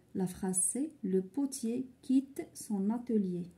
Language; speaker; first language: French; non-native, local second language; Arabic